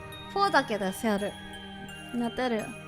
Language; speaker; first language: Japanese; non-native, learner; English